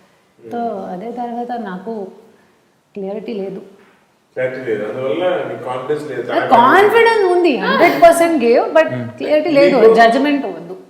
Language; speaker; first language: Telugu; non-native, learner; Hindi